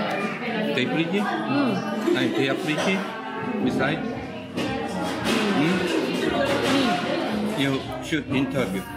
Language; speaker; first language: English; non-native, learner; Korean